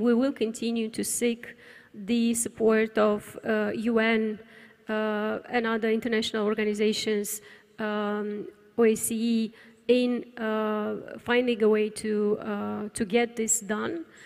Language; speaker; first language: English; non-native, fluent; Romanian